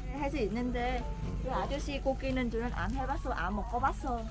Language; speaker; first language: Korean; non-native, learner; Vietnamese